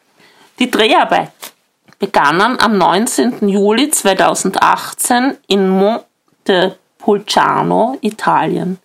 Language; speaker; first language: German; native; German